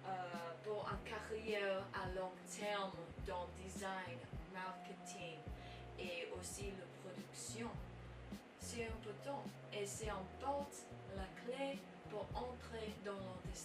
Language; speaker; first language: French; non-native, learner; English